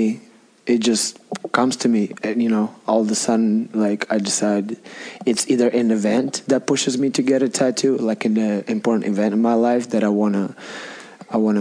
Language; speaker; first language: English; non-native, fluent; Russian